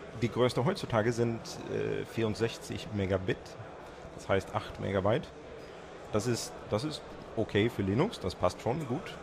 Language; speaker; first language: German; non-native, fluent; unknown